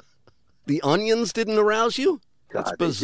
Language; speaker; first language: English; native; English